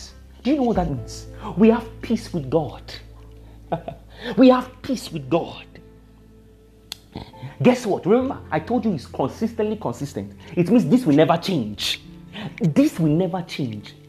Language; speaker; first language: English; non-native, local second language; Yoruba